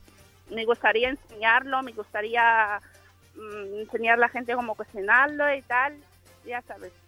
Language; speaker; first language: Spanish; non-native, fluent; Arabic